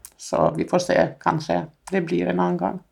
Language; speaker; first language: Norwegian; non-native, fluent; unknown